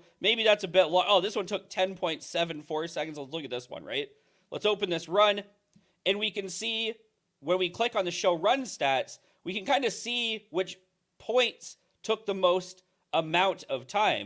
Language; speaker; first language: English; native; English